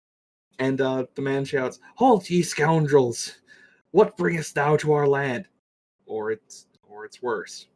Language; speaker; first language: English; native; English